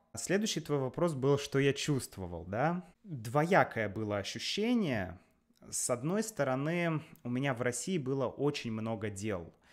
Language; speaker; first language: Russian; native; Russian